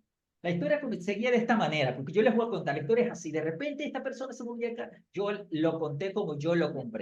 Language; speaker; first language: Spanish; native; Spanish